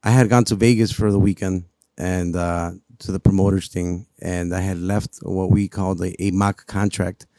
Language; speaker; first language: English; early bilingual, other home language; Spanish